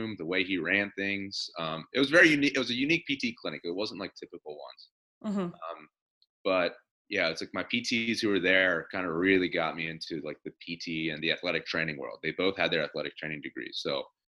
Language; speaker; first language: English; native; English